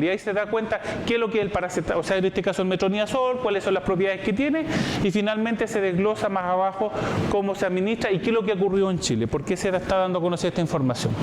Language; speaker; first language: Spanish; native; Spanish